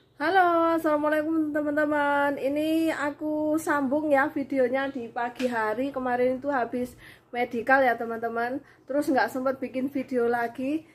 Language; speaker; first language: Indonesian; non-native, local second language; Javanese